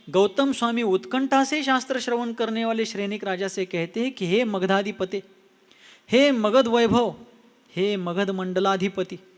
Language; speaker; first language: Hindi; non-native, local second language; Marathi